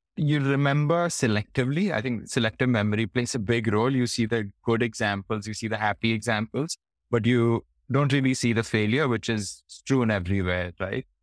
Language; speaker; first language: English; non-native, local second language; Hindi